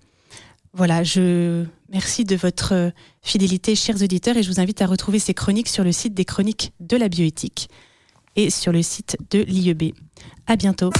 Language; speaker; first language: French; native; French